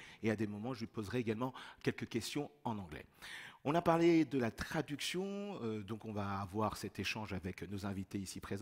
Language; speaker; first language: French; native; French